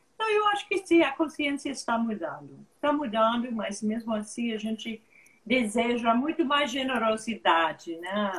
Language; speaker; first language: Portuguese; non-native, fluent; English